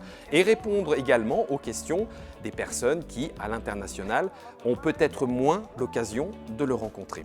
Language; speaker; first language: French; native; French